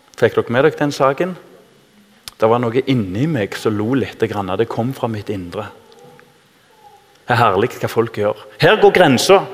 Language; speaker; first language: Norwegian; native; Norwegian